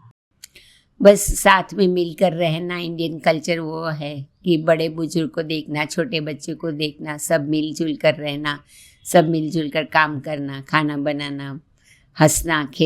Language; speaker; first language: Hindi; non-native, local second language; Gujarati